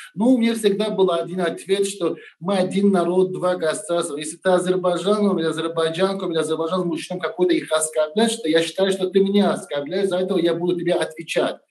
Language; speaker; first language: Russian; non-native, learner; Turkish